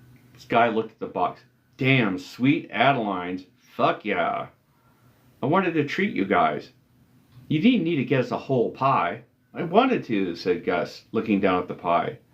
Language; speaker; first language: English; native; English